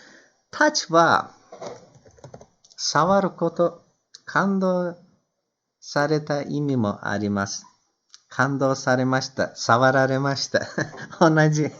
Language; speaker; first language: Japanese; non-native, fluent; Turkish